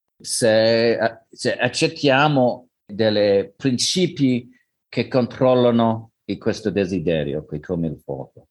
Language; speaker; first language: Italian; non-native, learner; English